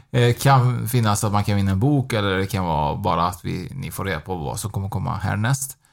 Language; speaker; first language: Swedish; native; Swedish